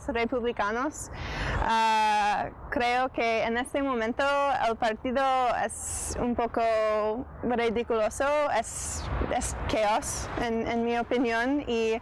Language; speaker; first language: Spanish; non-native, fluent; English